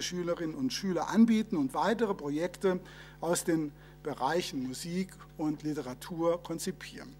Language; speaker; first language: German; native; German